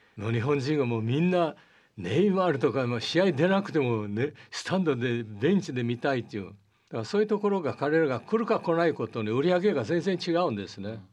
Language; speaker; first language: Japanese; early bilingual, heritage; Portuguese